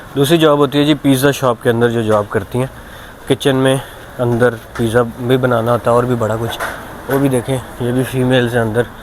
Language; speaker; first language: Urdu; non-native, local second language; Punjabi